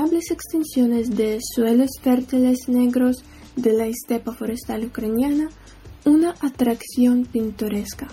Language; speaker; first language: Spanish; non-native, learner; Ukrainian